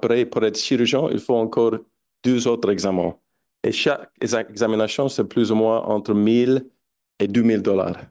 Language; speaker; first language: French; non-native, fluent; English